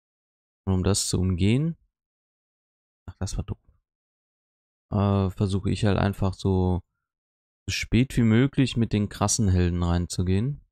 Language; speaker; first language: German; native; German